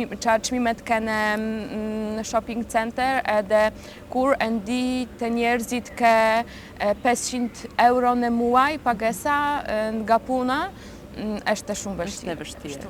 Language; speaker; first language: Albanian; non-native, learner; Polish